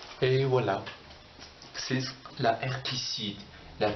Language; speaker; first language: French; non-native, learner; Spanish